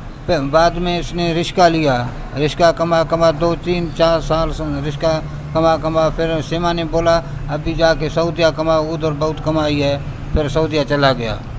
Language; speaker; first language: Hindi; non-native, learner; Baluchi